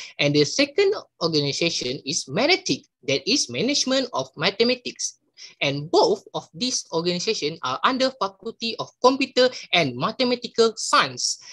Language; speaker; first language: English; non-native, local second language; Malay